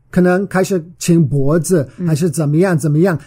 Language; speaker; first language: Chinese; non-native, learner; English